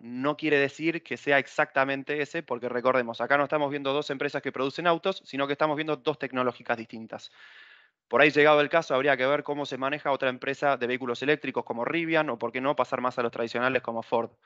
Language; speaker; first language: Spanish; native; Spanish